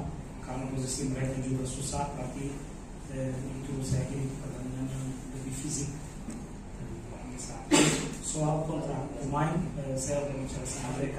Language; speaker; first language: Indonesian; non-native, fluent; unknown